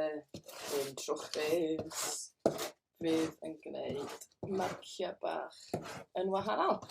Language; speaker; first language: Welsh; native; Welsh